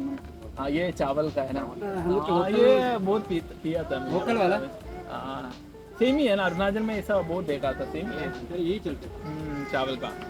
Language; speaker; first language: Hindi; non-native, local second language; Malayalam